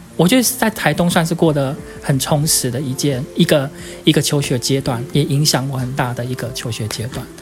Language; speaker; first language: Chinese; native; Chinese